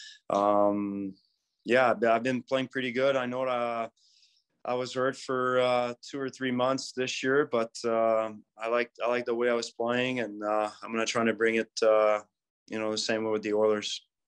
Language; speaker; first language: English; non-native, fluent; French